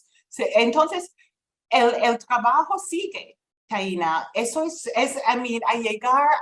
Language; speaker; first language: Spanish; non-native, fluent; English